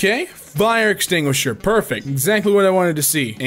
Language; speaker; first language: English; native; English